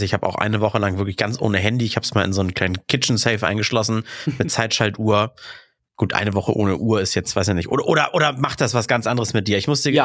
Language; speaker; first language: German; native; German